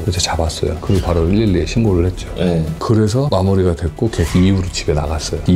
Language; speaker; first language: Korean; native; Korean